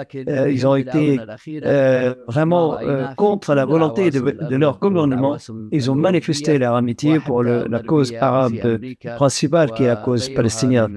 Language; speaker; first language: French; non-native, fluent; Arabic